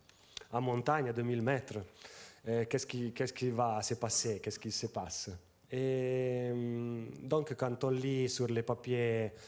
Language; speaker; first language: French; non-native, fluent; Italian